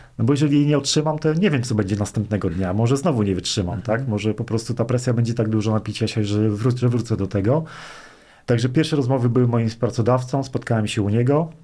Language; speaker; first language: Polish; native; Polish